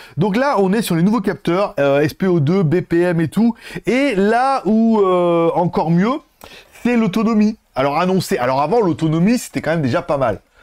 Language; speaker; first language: French; native; French